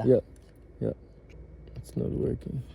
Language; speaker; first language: English; native; English